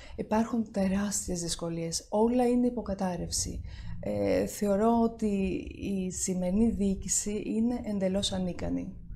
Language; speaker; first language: Greek; early bilingual, heritage; Greek